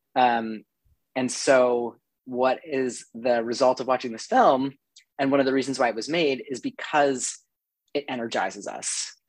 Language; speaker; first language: English; native; English